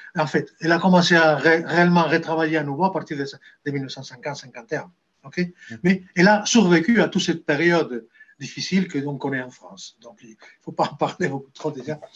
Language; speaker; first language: French; non-native, fluent; Spanish